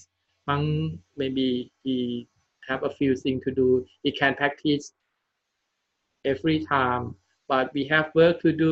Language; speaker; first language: English; non-native, learner; Thai